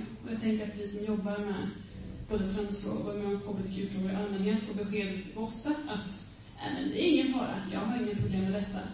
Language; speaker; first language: Swedish; native; Swedish